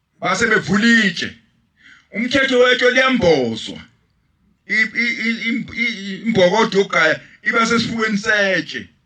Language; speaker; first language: Zulu; native; Zulu